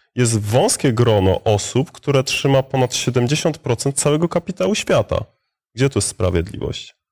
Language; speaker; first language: Polish; native; Polish